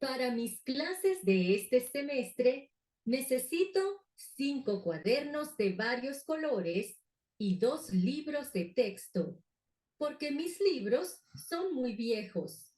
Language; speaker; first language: Spanish; non-native, learner; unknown